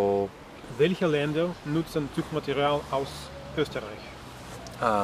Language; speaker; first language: German; non-native, learner; Russian